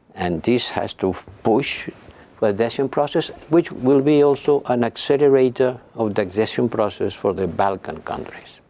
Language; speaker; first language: English; non-native, fluent; Spanish